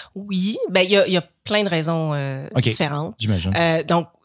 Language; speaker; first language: French; native; French